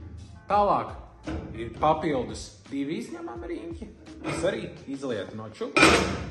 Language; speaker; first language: Latvian; native; Latvian